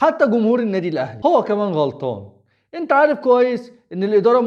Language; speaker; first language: Arabic; native; Arabic